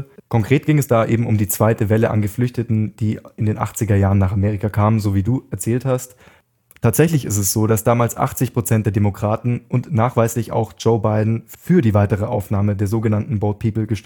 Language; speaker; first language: German; native; German